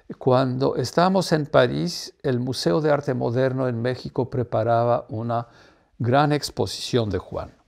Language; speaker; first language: Spanish; non-native, fluent; Polish